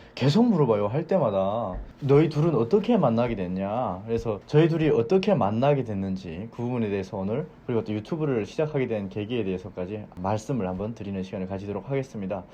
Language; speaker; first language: Korean; native; Korean